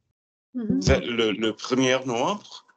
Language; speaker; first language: French; non-native, learner; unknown